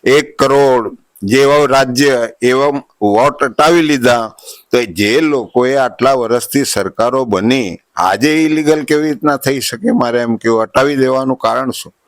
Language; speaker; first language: Gujarati; non-native, local second language; Vasavi